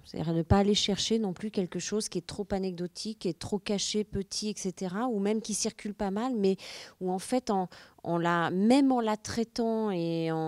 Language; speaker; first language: French; native; French